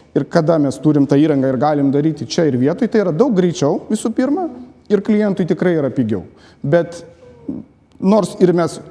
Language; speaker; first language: Lithuanian; non-native, local second language; Polish